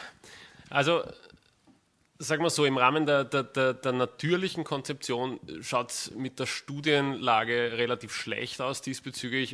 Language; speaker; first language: German; native; German